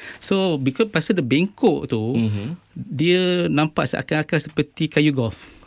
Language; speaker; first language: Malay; native; Malay